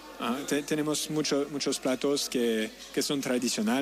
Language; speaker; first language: Spanish; non-native, learner; French